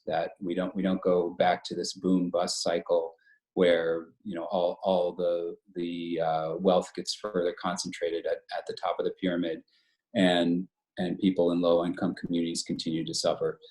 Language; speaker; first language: English; native; English